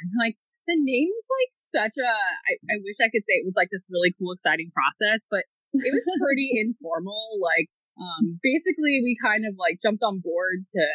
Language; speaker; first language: English; native; English